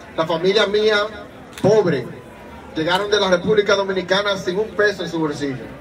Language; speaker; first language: Spanish; early bilingual, heritage; Spanish